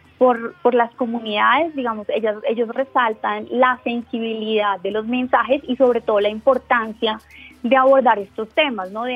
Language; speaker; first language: Spanish; native; Spanish